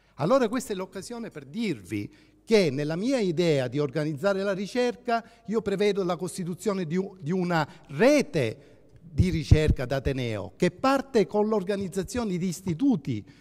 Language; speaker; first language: Italian; native; Italian